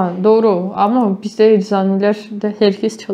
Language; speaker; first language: Turkish; non-native, fluent; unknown